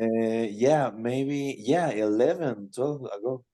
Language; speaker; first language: English; non-native, learner; Spanish